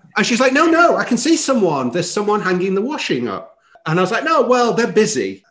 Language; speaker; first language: English; native; English